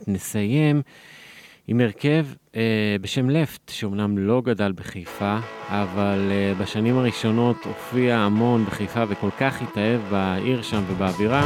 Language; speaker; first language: Hebrew; native; Hebrew